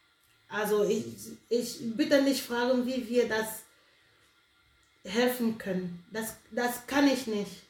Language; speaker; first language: German; non-native, fluent; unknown